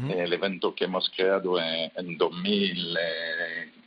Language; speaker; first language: Spanish; non-native, fluent; French